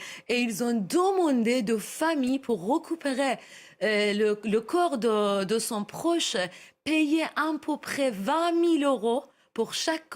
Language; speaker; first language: French; non-native, learner; Persian